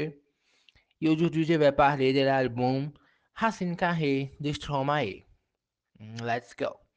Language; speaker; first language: French; non-native, learner; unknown